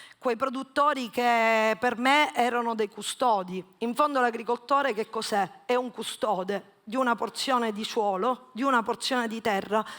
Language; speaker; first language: Italian; native; Italian